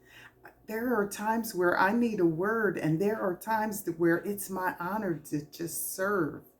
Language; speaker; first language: English; native; English